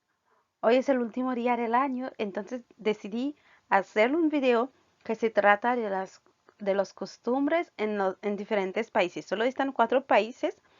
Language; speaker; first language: Spanish; non-native, fluent; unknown